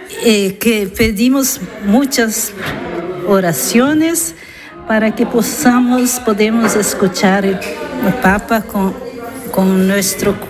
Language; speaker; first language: Spanish; non-native, learner; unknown